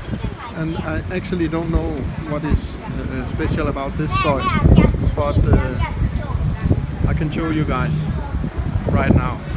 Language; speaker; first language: English; non-native, fluent; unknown